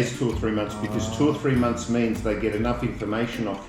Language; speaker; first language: English; native; English